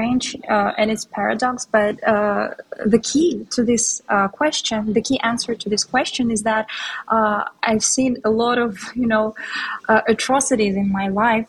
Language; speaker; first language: English; non-native, fluent; Tatar